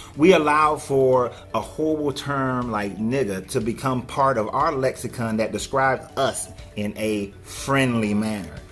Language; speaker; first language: English; native; English